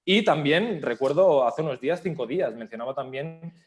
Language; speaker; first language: Spanish; native; Spanish